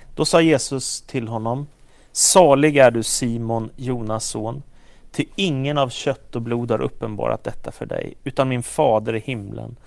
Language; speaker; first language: Swedish; native; Swedish